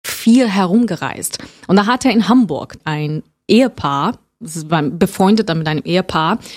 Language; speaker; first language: German; non-native, fluent; Portuguese